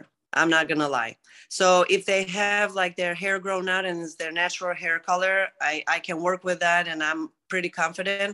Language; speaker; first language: English; non-native, fluent; Greek